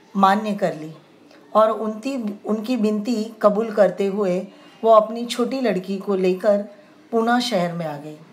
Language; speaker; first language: Hindi; non-native, local second language; Marathi